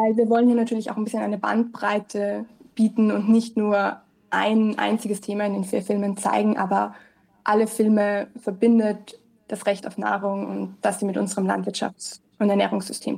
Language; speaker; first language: German; native; German